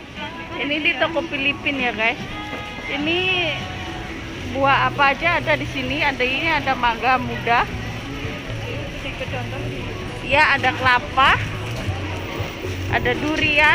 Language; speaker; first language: Indonesian; non-native, local second language; Javanese